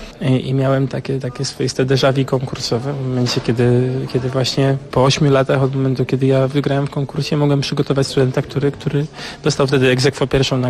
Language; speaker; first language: Polish; native; Polish